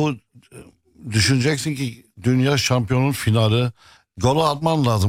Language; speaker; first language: Turkish; non-native, fluent; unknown